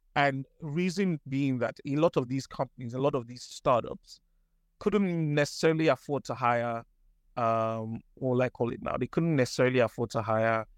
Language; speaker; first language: English; non-native, local second language; Yoruba